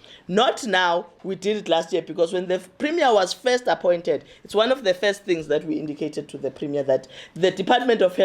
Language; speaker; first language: English; non-native, local second language; Zulu